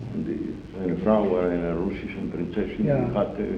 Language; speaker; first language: German; non-native, fluent; Italian